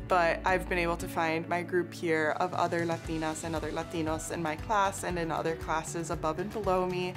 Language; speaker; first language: English; native; English